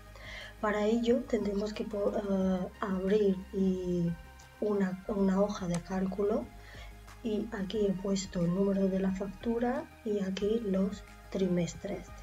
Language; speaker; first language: Spanish; native; Spanish